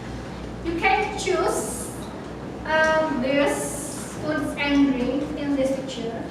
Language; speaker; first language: English; non-native, local second language; Indonesian